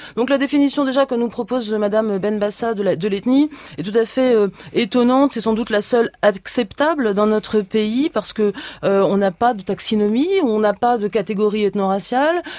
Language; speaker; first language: French; native; French